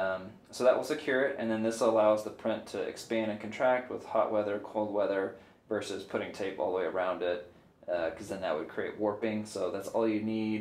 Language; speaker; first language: English; native; English